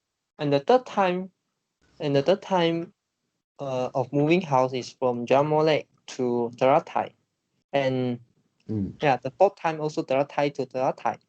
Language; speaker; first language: English; non-native, learner; Chinese